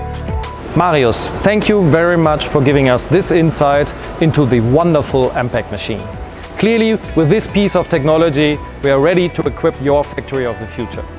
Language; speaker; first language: English; non-native, fluent; German